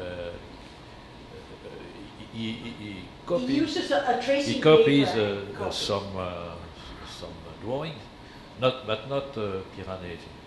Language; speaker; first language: English; non-native, learner; French